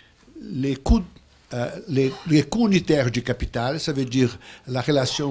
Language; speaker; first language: French; non-native, fluent; Portuguese